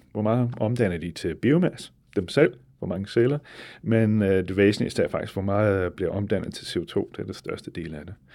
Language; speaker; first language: Danish; non-native, fluent; English